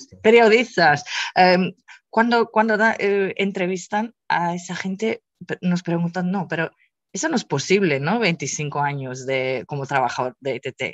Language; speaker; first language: Spanish; non-native, fluent; Dutch